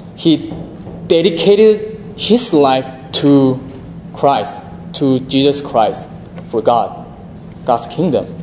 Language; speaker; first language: English; non-native, fluent; Korean